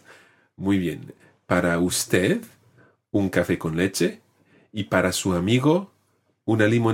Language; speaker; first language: Spanish; non-native, fluent; English